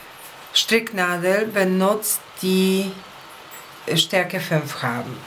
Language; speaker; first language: German; non-native, fluent; Polish